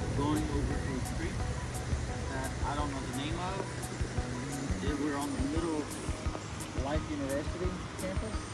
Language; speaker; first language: English; native; English